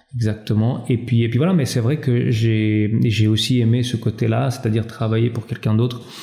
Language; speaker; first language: French; early bilingual, other home language; Albanian